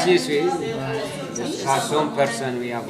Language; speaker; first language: French; non-native, learner; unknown